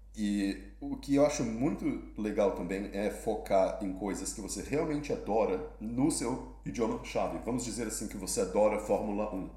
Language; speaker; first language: Portuguese; native; Portuguese